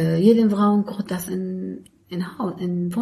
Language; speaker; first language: German; non-native, learner; Arabic